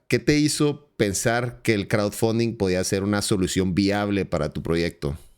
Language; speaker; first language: Spanish; native; Spanish